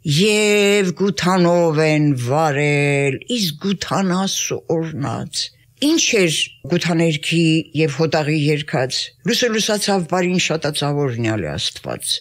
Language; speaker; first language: Armenian; native; Armenian